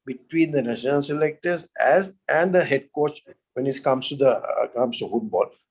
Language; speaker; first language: English; non-native, local second language; Sinhala